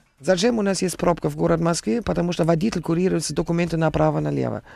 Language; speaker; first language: Russian; non-native, learner; German